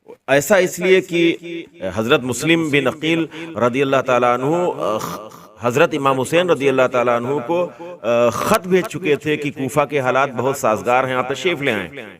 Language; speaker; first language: Urdu; native; Urdu